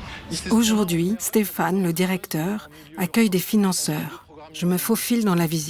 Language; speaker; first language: French; native; French